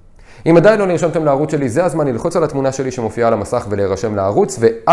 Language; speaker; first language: Hebrew; native; Hebrew